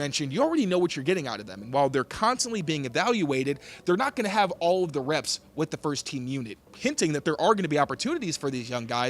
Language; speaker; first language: English; native; English